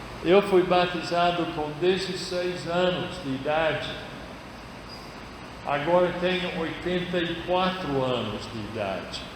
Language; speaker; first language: Portuguese; non-native, fluent; English